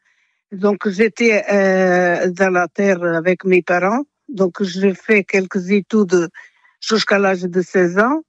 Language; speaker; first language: French; non-native, fluent; Portuguese